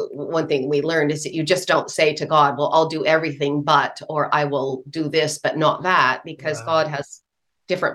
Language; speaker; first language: English; native; English